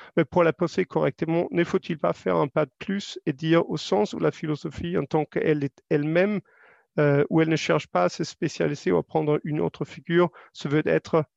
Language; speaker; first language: French; non-native, fluent; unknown